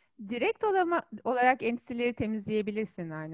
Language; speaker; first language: Turkish; native; Turkish